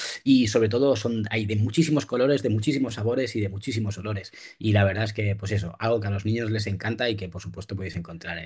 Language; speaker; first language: Spanish; native; Spanish